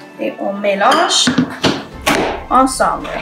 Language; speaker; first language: French; non-native, fluent; English